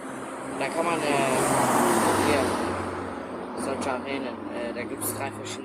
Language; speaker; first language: German; native; German